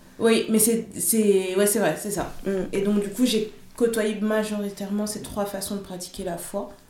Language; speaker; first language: French; early bilingual, other home language; Lingala